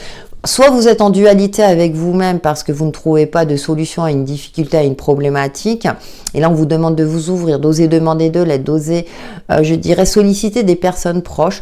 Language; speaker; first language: French; native; French